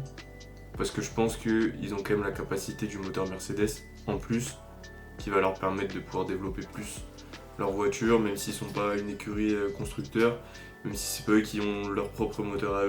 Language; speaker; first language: French; native; French